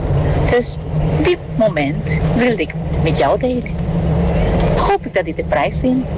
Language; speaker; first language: Dutch; non-native, local second language; Papiamento